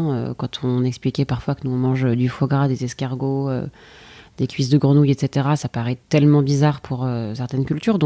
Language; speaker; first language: French; native; French